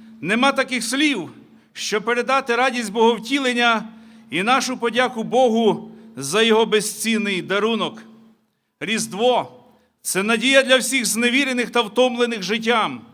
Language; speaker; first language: Ukrainian; native; Ukrainian